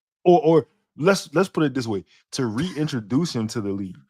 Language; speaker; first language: English; native; English